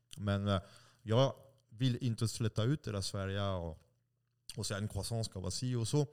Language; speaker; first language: Swedish; non-native, fluent; French